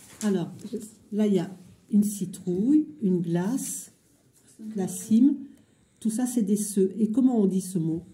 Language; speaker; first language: French; native; French